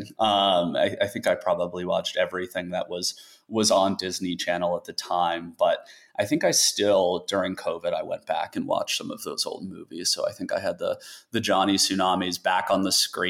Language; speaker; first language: English; native; English